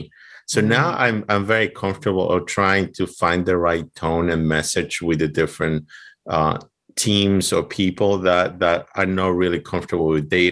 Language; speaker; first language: English; non-native, fluent; Spanish